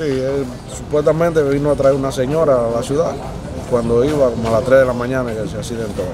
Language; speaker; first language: Spanish; native; Spanish